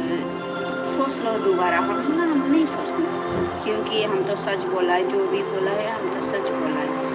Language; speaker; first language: Hindi; non-native, local second language; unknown